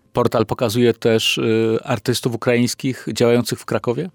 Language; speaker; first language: Polish; native; Polish